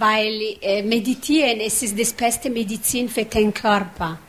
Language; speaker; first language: German; non-native, learner; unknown